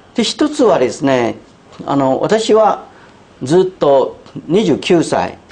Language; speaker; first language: Japanese; non-native, fluent; Chinese